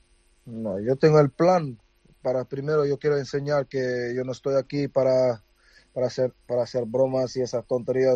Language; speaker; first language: Spanish; non-native, fluent; Dutch